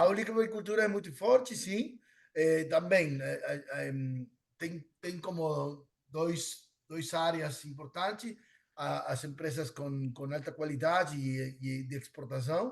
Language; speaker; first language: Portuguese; non-native, learner; Spanish